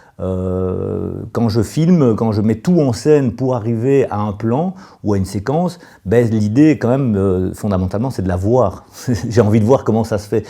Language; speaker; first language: French; native; French